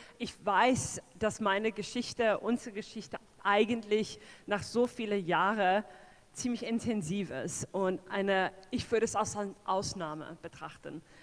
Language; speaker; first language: German; non-native, fluent; English